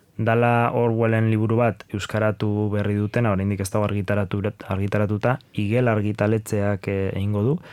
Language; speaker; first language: Basque; native; Basque